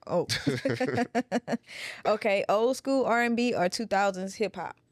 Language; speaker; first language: English; native; English